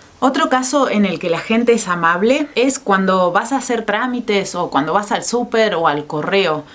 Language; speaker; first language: Spanish; native; Spanish